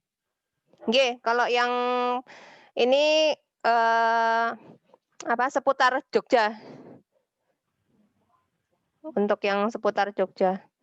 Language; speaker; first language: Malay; non-native, local second language; Javanese